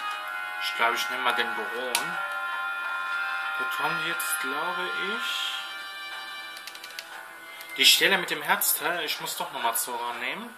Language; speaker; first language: German; native; German